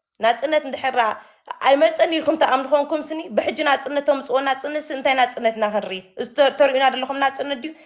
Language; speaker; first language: Tigrinya; native; Tigrinya